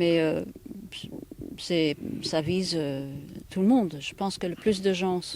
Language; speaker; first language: French; non-native, fluent; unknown